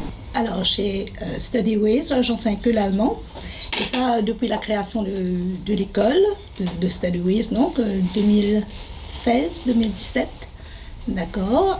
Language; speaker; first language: French; non-native, local second language; Morisyen